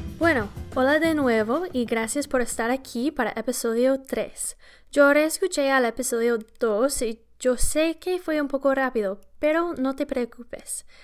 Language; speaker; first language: Spanish; non-native, learner; English